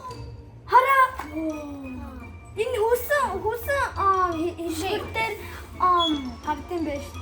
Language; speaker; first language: Mongolian; early bilingual, heritage; Mongolian